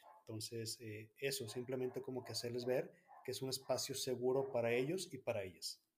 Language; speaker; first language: Spanish; native; Spanish